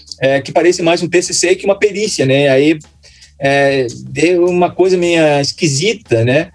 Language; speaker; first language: Portuguese; non-native, fluent; Spanish